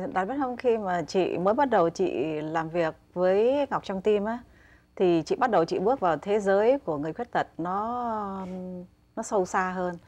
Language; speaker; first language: Vietnamese; native; Vietnamese